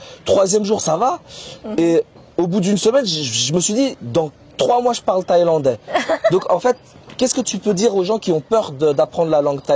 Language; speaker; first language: French; native; French